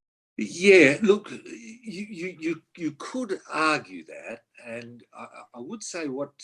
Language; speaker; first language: English; native; English